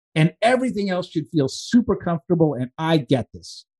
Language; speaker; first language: English; native; English